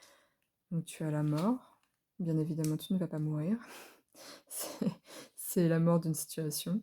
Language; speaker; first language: French; native; French